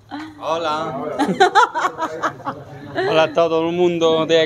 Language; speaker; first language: Spanish; non-native, learner; Italian